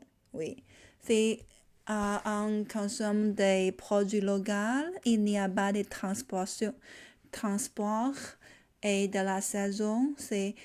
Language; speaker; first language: French; non-native, learner; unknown